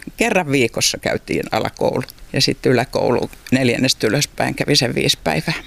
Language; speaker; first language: Finnish; native; Finnish